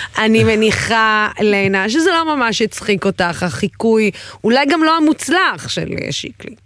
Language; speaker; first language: Hebrew; non-native, local second language; Arabic